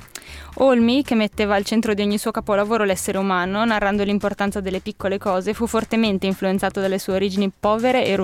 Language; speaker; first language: Italian; native; Italian